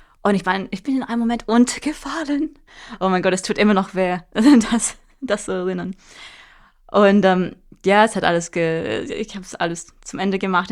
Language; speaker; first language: German; non-native, fluent; English